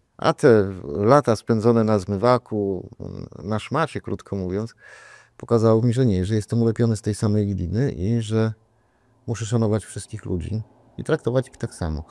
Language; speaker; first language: Polish; native; Polish